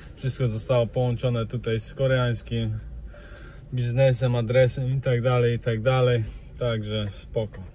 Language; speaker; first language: Polish; native; Polish